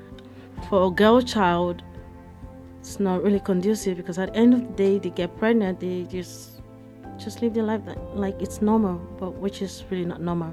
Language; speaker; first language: English; non-native, local second language; Yoruba